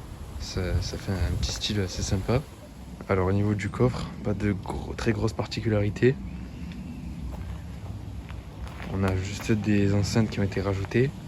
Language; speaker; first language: French; native; French